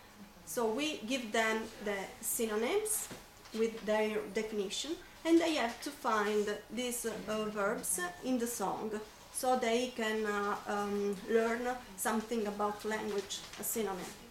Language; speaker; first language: English; non-native, fluent; Italian